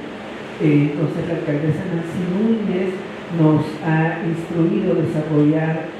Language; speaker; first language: Spanish; native; Spanish